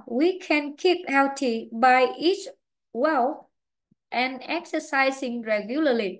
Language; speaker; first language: English; non-native, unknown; Vietnamese